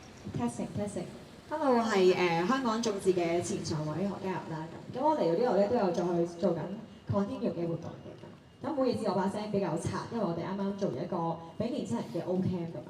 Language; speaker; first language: Cantonese; native; Cantonese